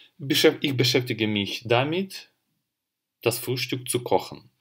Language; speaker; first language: German; non-native, fluent; Russian